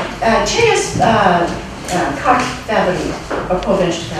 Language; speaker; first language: Romanian; non-native, learner; English